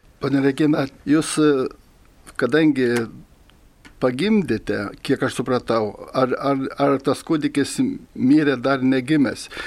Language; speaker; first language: Lithuanian; native; Lithuanian